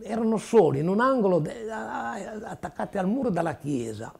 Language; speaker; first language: Italian; native; Italian